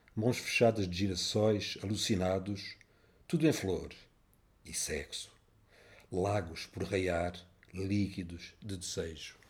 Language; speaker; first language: Portuguese; native; Portuguese